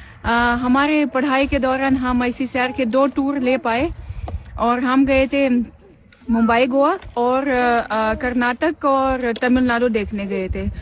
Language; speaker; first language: Hindi; non-native, fluent; Russian